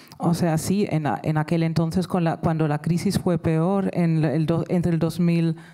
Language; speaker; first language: Spanish; non-native, fluent; German